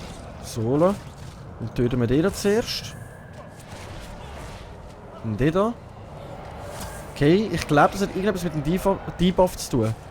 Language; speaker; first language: German; native; German